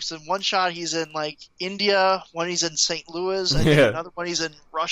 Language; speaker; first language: English; native; English